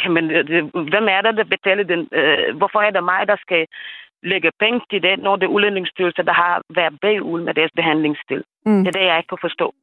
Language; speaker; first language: Danish; non-native, fluent; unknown